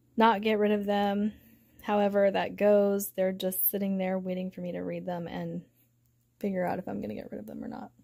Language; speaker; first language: English; native; English